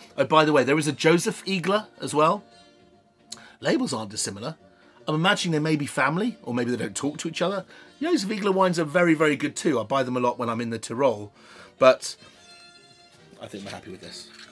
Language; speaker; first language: English; native; English